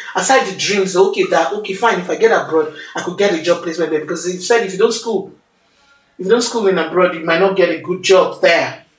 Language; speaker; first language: English; non-native, local second language; Yoruba